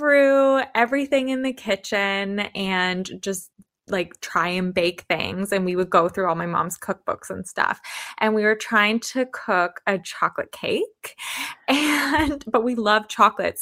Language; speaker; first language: English; native; English